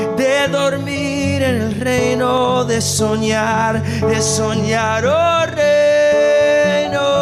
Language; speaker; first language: Portuguese; non-native, fluent; English